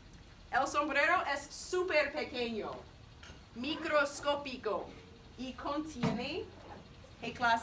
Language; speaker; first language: Spanish; non-native, fluent; English